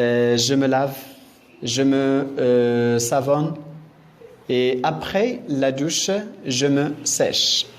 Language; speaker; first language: French; non-native, local second language; Arabic